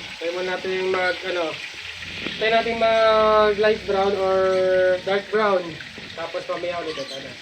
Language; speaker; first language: Filipino; native; Filipino